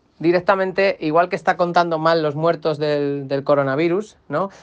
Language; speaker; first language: Spanish; native; Spanish